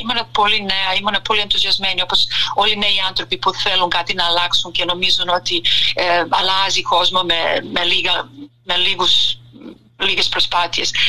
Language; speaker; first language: Greek; non-native, fluent; Serbian